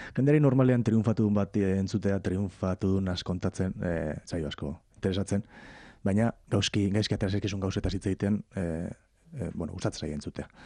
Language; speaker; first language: Basque; native; Basque